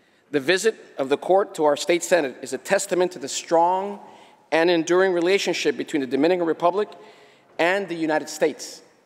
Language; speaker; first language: English; early bilingual, other home language; Spanish